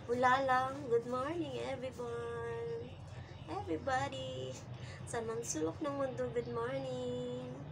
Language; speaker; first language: Filipino; non-native, local second language; Cebuano